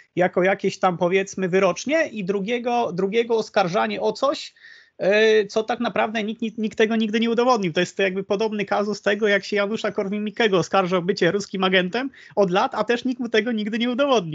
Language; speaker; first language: Polish; native; Polish